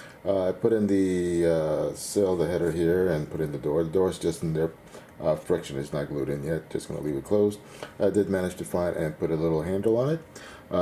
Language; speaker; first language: English; native; English